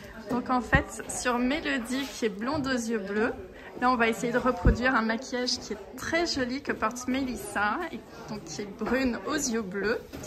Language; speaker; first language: French; native; French